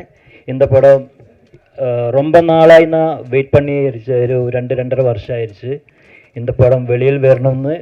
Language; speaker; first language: Tamil; non-native, learner; Malayalam